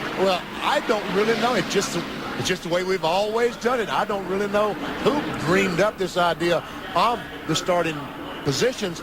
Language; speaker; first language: English; native; English